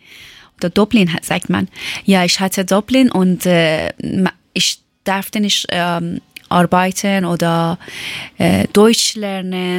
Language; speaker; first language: German; non-native, learner; Persian